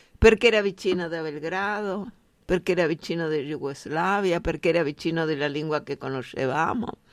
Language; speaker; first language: Italian; non-native, fluent; Spanish